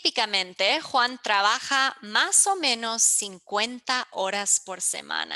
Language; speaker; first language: Spanish; early bilingual, heritage; English